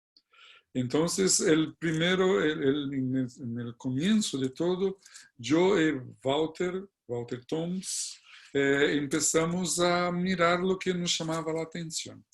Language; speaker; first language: Spanish; non-native, fluent; Portuguese